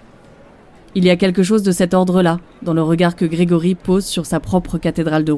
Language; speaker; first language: French; native; French